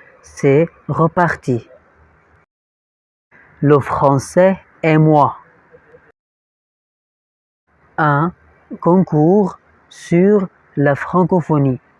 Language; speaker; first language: French; non-native, fluent; Arabic